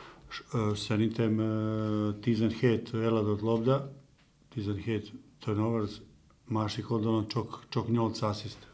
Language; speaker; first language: Hungarian; non-native, learner; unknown